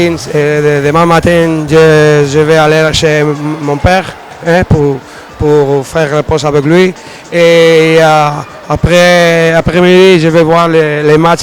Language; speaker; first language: French; non-native, fluent; Spanish